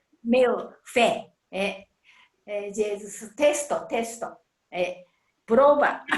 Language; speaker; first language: Portuguese; non-native, learner; Japanese